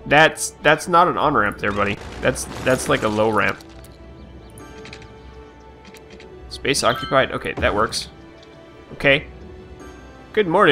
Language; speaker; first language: English; native; English